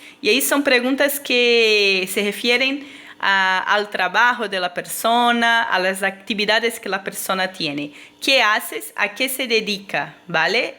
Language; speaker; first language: Spanish; non-native, fluent; Portuguese